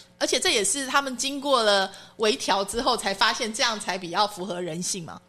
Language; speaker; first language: Chinese; native; Chinese